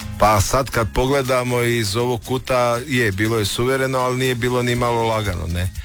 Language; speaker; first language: Croatian; native; Croatian